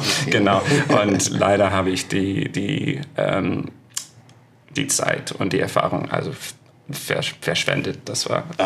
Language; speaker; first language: German; non-native, fluent; English